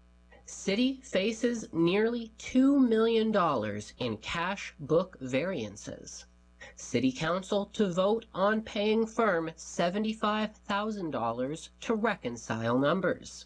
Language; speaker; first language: English; native; English